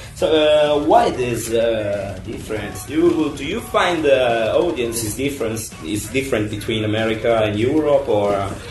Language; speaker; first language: English; non-native, fluent; Italian